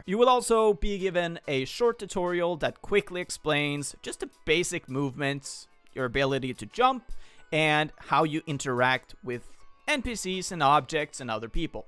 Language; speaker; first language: English; non-native, fluent; Swedish